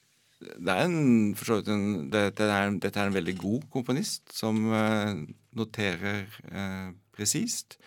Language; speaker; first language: Norwegian; native; Norwegian